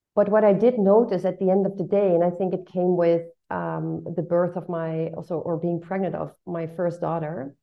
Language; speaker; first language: English; non-native, fluent; Dutch